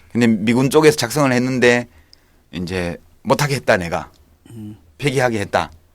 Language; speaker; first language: Korean; native; Korean